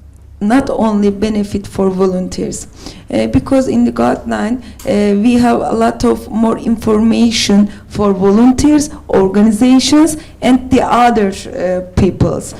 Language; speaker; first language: English; non-native, learner; Turkish